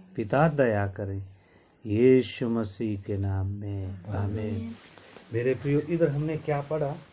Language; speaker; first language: Hindi; native; Hindi